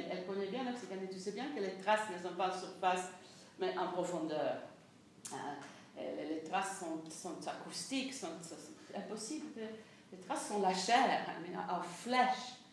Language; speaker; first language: French; non-native, fluent; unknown